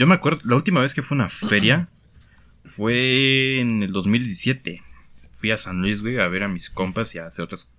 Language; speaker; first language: Spanish; native; Spanish